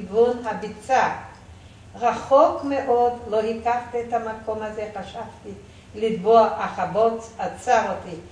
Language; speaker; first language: Hebrew; non-native, fluent; Yiddish